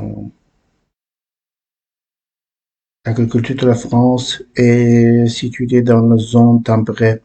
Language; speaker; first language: French; non-native, learner; Uzbek